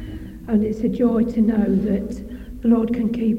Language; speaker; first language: English; native; English